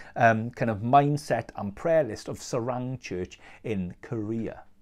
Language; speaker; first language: English; native; English